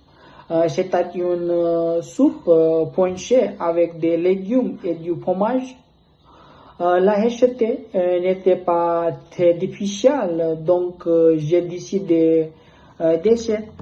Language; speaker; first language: French; non-native, learner; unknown